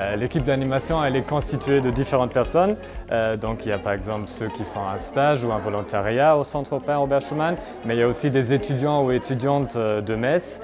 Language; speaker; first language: French; native; French